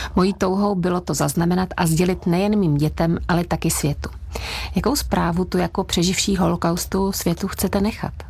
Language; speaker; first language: Czech; native; Czech